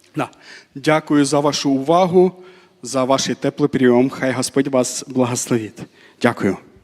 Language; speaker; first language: Ukrainian; non-native, fluent; Armenian